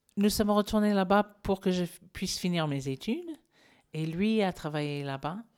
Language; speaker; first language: French; non-native, fluent; English